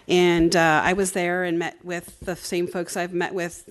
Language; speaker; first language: English; native; English